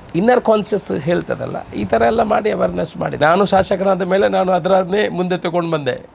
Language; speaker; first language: Kannada; non-native, local second language; Tulu